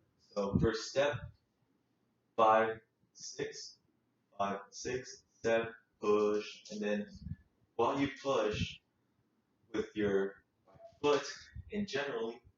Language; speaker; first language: English; native; English